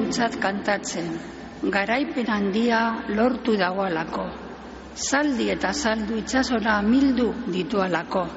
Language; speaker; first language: Basque; native; Basque